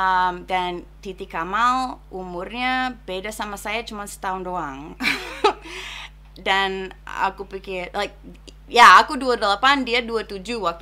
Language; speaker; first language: Indonesian; non-native, fluent; English